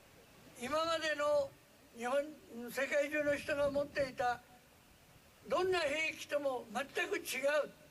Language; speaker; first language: Japanese; native; Japanese